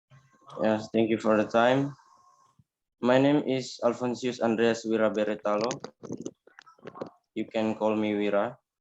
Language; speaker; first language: English; non-native, learner; Indonesian